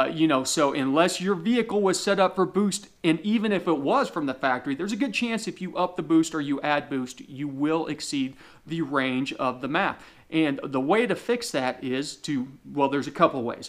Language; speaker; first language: English; native; English